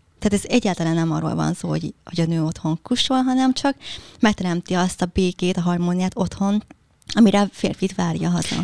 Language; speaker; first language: Hungarian; early bilingual, other home language; Vietnamese